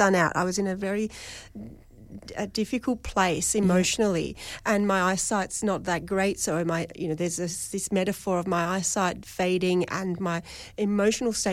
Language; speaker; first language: English; native; English